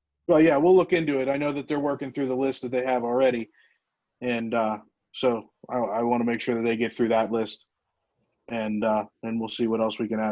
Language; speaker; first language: English; native; English